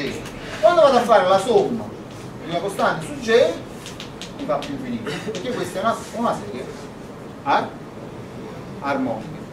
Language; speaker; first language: Italian; native; Italian